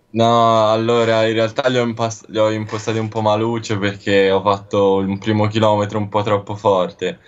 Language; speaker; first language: Italian; native; Italian